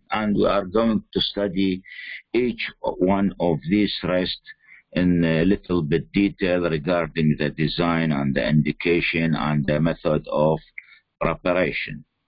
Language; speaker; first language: English; non-native, fluent; Arabic